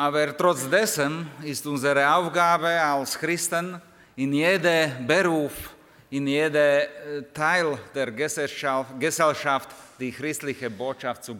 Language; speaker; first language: German; non-native, learner; Slovak